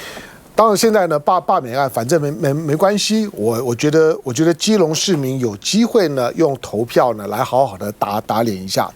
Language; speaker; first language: Chinese; native; Chinese